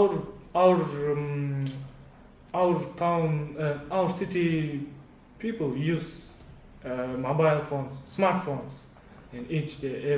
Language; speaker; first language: English; non-native, learner; Kazakh